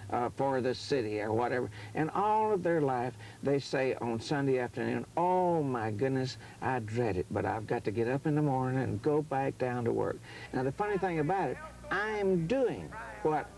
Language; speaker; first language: English; native; English